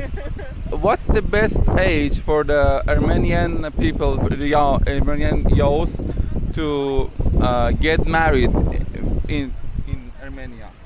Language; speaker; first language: English; non-native, learner; Chinese